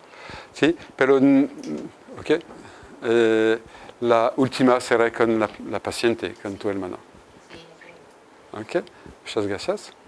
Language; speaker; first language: Spanish; non-native, fluent; French